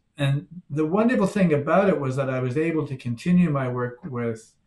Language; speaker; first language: English; native; English